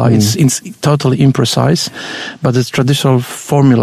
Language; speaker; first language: English; non-native, fluent; Polish